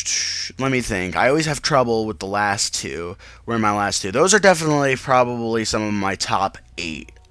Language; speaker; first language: English; native; English